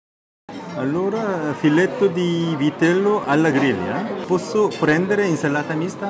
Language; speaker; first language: Italian; non-native, learner; Korean